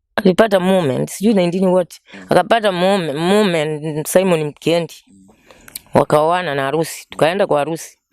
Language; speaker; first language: Swahili; non-native, local second language; Kamba